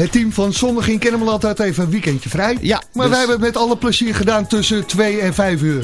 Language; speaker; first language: Dutch; native; Dutch